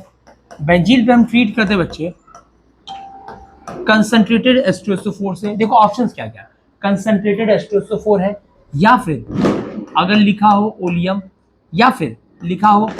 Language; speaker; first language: Hindi; native; Hindi